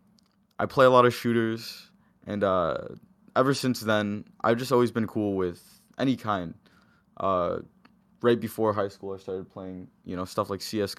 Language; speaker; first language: English; native; English